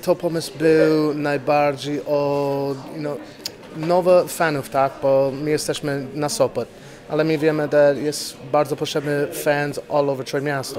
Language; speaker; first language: Polish; non-native, learner; English